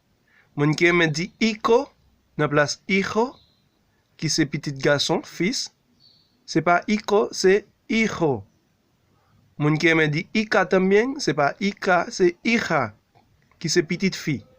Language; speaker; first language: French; non-native, learner; Haitian Creole